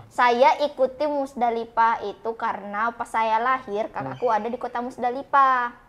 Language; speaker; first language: Indonesian; non-native, local second language; Buginese